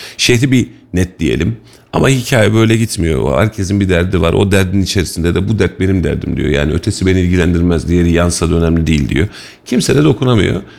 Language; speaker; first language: Turkish; native; Turkish